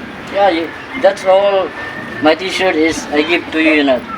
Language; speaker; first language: English; non-native, learner; Cebuano